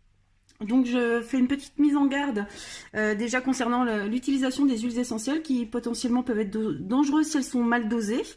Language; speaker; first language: French; native; French